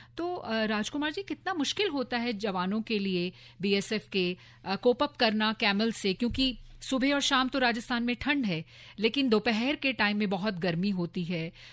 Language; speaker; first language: Hindi; native; Hindi